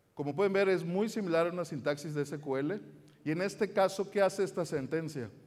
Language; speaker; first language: Spanish; native; Spanish